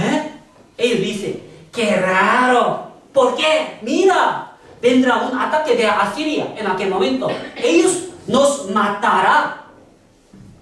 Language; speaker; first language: Spanish; non-native, learner; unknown